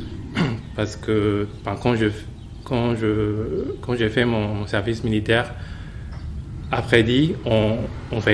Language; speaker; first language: French; non-native, fluent; Chinese